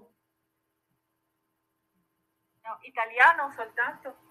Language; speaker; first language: Italian; non-native, fluent; Spanish